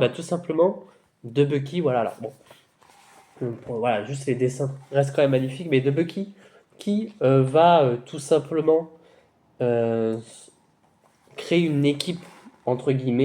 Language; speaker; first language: French; native; French